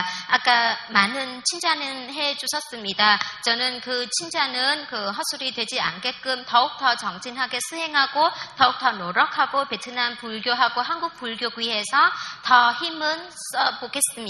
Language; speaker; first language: Korean; non-native, fluent; Vietnamese